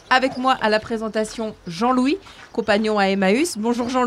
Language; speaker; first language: French; native; French